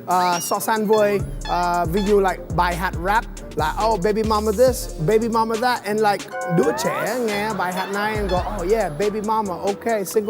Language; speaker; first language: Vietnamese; non-native, learner; English